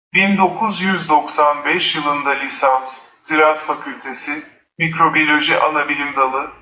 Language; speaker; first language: Turkish; non-native, fluent; Arabic